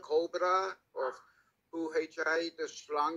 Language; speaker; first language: Dutch; non-native, learner; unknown